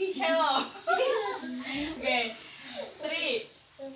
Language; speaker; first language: English; non-native, learner; Indonesian